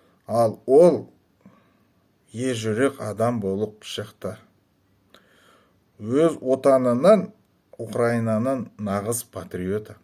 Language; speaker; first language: Kazakh; non-native, local second language; Russian